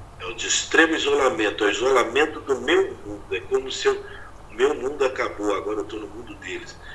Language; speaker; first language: Portuguese; native; Portuguese